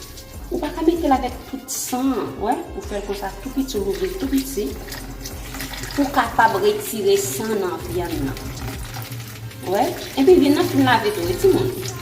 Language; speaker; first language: French; early bilingual, heritage; Haitian Creole